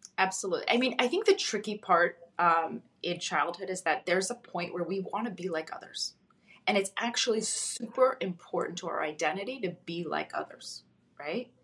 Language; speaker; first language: English; early bilingual, other home language; Russian